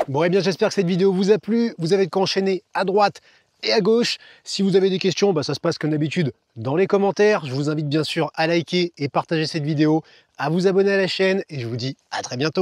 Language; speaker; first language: French; native; French